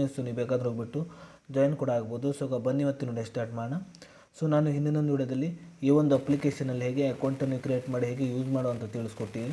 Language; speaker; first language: Kannada; native; Kannada